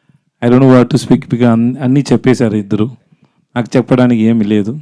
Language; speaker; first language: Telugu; non-native, learner; Tamil